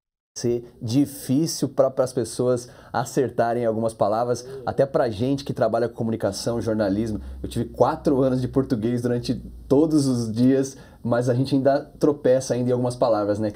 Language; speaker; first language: Portuguese; native; Portuguese